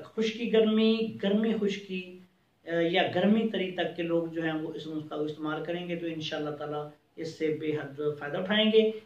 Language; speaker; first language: Urdu; non-native, local second language; Punjabi